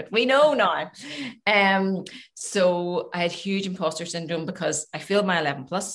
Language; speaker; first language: English; native; English